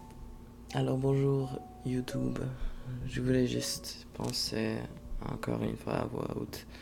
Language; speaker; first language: French; non-native, fluent; English